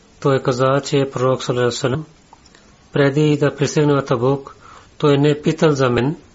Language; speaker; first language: Bulgarian; non-native, learner; Urdu